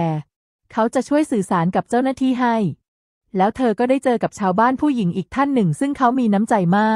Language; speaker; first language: Thai; native; Thai